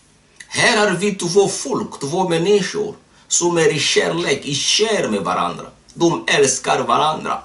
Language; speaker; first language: Swedish; non-native, fluent; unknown